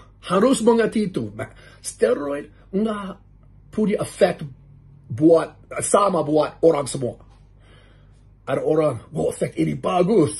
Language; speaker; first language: Indonesian; non-native, learner; English